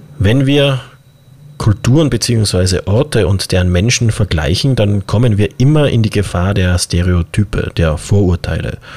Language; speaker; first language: German; native; German